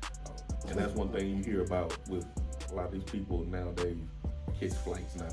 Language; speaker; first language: English; native; English